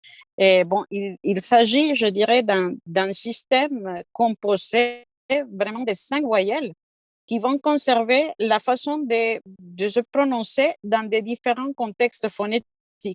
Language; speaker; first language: French; non-native, fluent; Spanish